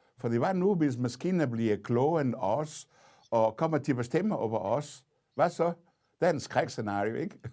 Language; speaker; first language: Danish; non-native, fluent; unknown